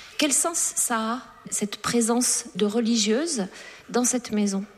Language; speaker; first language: French; native; French